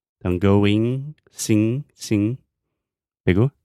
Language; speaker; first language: Portuguese; non-native, fluent; English